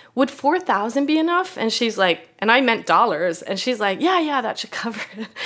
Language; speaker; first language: English; non-native, fluent; Swedish